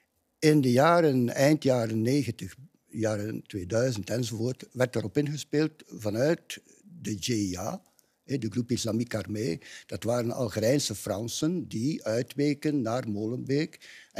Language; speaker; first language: Dutch; native; Dutch